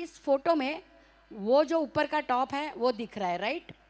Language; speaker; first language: Hindi; non-native, local second language; Marathi